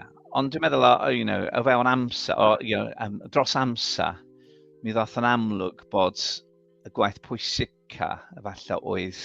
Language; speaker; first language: Welsh; non-native, fluent; English